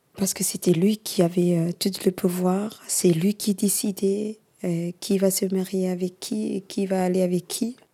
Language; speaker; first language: French; early bilingual, other home language; Somali